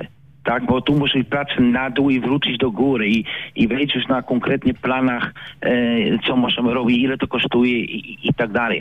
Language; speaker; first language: Polish; non-native, learner; Dutch